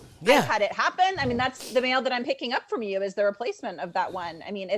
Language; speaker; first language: English; native; English